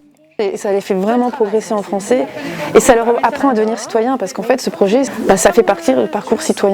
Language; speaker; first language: French; native; French